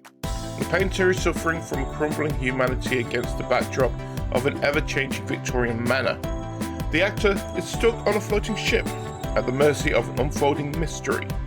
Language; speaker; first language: English; native; English